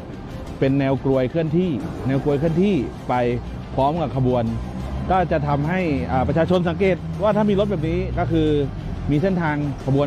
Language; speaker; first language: Thai; native; Thai